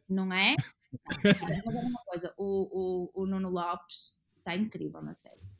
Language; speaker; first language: Portuguese; native; Portuguese